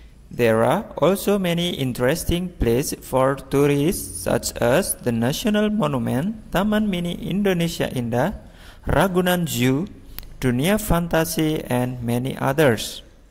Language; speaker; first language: English; non-native, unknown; Indonesian